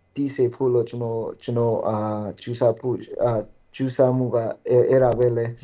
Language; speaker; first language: Burmese; early bilingual, other home language; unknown